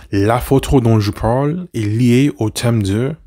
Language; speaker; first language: French; non-native, fluent; English